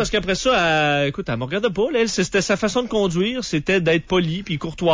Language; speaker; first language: French; native; French